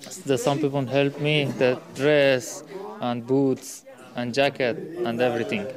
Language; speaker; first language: English; non-native, learner; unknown